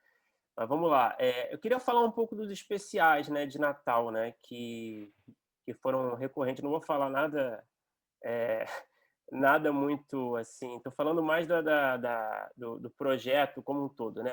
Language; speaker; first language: Portuguese; native; Portuguese